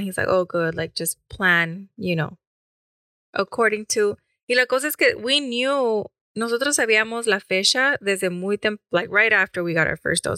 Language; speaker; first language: English; early bilingual, other home language; Spanish